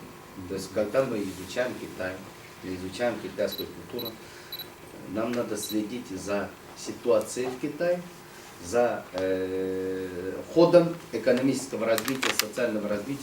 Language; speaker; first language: Russian; non-native, fluent; Chinese